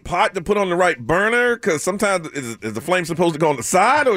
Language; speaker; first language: English; native; English